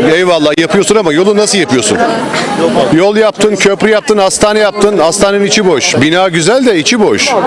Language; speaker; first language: Turkish; native; Turkish